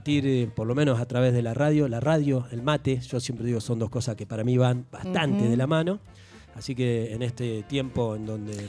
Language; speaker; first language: Spanish; native; Spanish